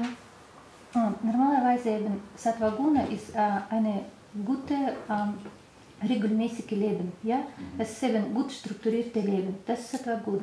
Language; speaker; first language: German; non-native, learner; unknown